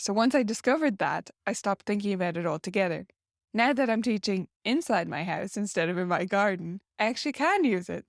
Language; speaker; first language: English; native; English